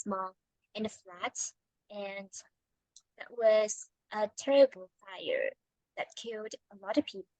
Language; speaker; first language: English; non-native, fluent; Vietnamese